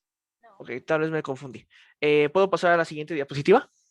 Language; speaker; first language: Spanish; native; Spanish